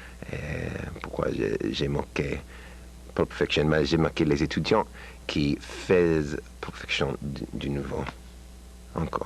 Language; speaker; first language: French; non-native, learner; English